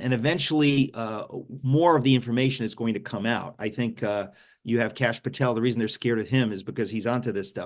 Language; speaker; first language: English; native; English